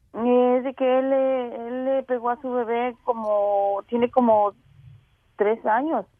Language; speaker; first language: Spanish; native; Spanish